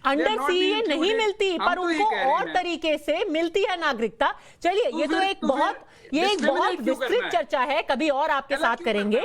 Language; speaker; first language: Hindi; native; Hindi